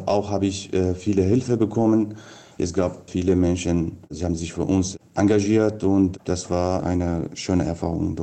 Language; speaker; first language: German; non-native, fluent; Kurdish